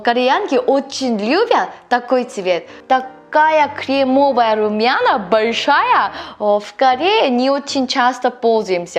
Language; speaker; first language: Russian; non-native, learner; Korean